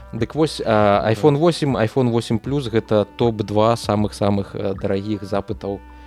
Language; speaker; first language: Belarusian; native; Belarusian